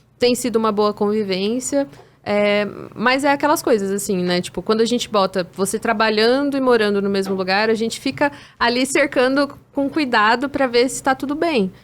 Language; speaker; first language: Portuguese; native; Portuguese